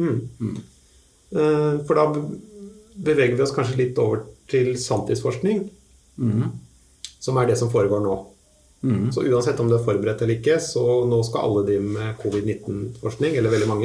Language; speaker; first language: Norwegian; native; Norwegian